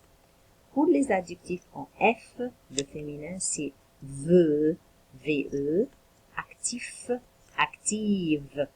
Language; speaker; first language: French; non-native, local second language; Arabic